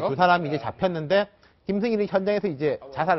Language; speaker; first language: Korean; native; Korean